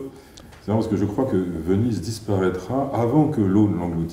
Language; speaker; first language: French; native; French